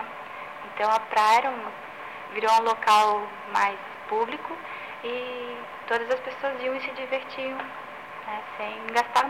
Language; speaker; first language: Portuguese; native; Portuguese